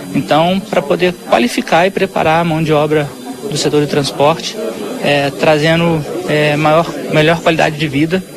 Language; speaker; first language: Portuguese; native; Portuguese